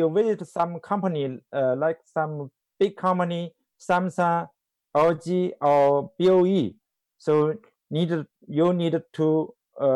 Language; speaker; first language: English; non-native, learner; Chinese